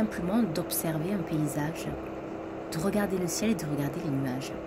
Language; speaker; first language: French; native; French